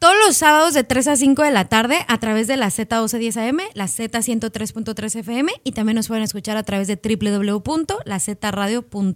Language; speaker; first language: Spanish; native; Spanish